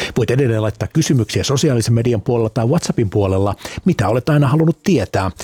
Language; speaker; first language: Finnish; native; Finnish